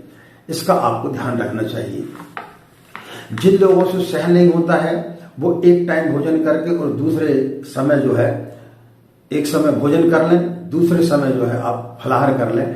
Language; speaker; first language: Hindi; native; Hindi